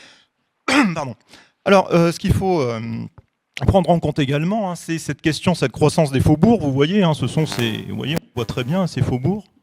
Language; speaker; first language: French; native; French